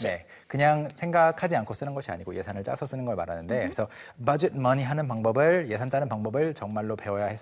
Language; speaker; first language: Korean; native; Korean